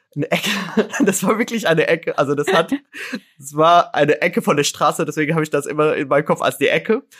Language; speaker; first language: German; non-native, fluent; Arabic